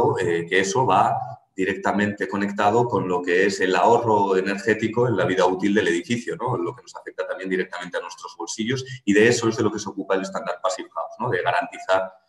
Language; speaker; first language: Spanish; native; Spanish